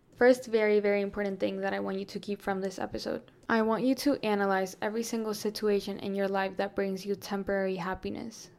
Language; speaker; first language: English; non-native, fluent; Spanish